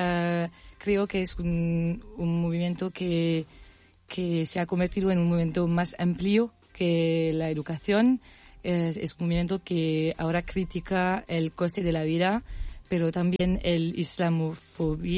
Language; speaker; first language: Spanish; non-native, learner; French